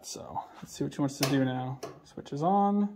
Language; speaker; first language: English; native; English